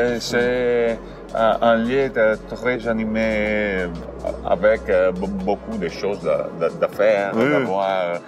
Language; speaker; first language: French; non-native, learner; Italian